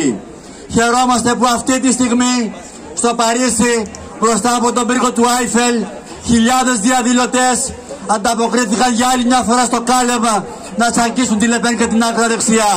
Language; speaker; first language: Greek; native; Greek